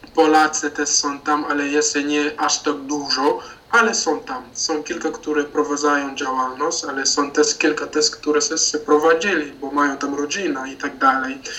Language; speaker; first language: Polish; non-native, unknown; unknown